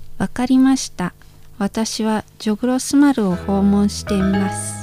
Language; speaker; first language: Japanese; non-native, learner; Indonesian